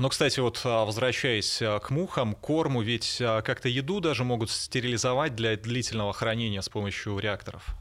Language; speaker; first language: Russian; native; Russian